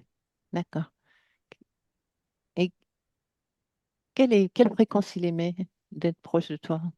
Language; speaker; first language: French; native; French